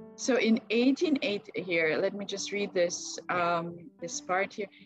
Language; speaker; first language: English; non-native, local second language; Filipino